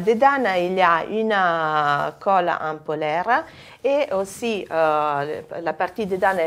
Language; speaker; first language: French; non-native, fluent; Italian